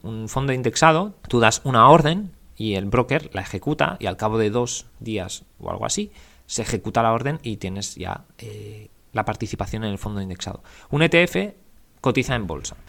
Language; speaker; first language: Spanish; native; Spanish